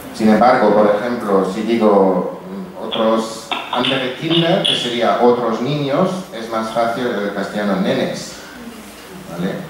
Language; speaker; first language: Spanish; non-native, fluent; German